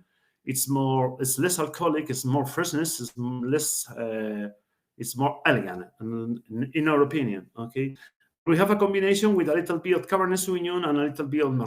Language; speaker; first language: English; non-native, learner; Spanish